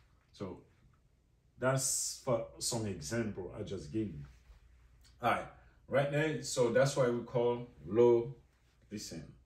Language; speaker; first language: English; non-native, fluent; Haitian Creole